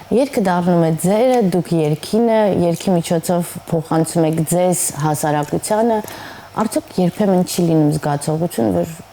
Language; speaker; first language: Armenian; native; Armenian